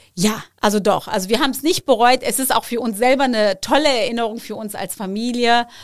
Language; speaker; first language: German; early bilingual, other home language; Turkish